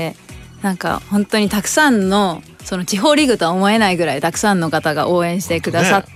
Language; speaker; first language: Japanese; native; Japanese